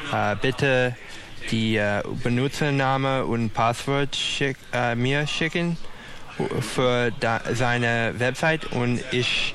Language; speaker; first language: German; non-native, learner; English